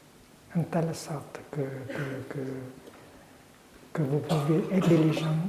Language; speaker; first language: French; non-native, fluent; Vietnamese